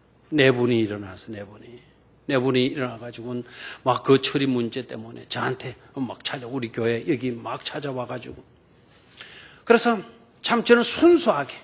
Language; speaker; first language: Korean; native; Korean